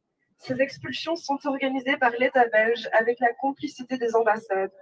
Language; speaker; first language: French; native; French